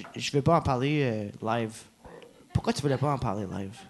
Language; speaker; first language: French; native; French